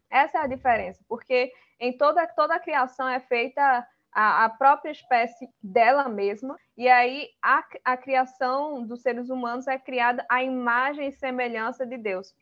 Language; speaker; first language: Portuguese; early bilingual, other home language; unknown